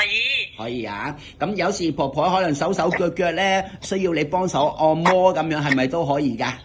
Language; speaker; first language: Cantonese; native; Cantonese